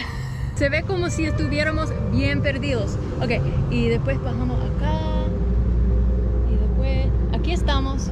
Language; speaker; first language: Spanish; non-native, fluent; English